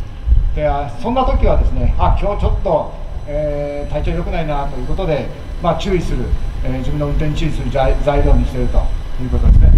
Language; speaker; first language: Japanese; native; Japanese